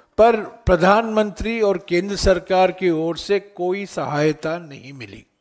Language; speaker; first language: Hindi; non-native, local second language; Tamil